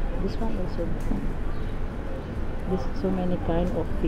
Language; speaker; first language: English; non-native, learner; Indonesian